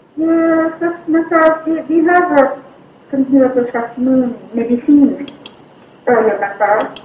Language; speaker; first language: Swedish; non-native, fluent; Thai